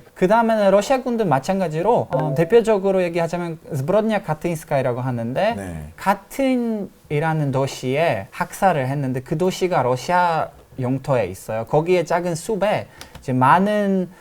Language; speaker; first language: Korean; non-native, fluent; Polish